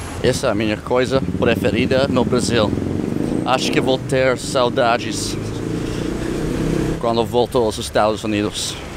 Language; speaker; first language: Portuguese; non-native, learner; English